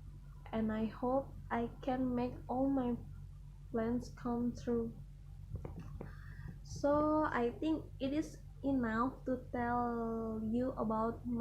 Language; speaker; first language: English; non-native, learner; Indonesian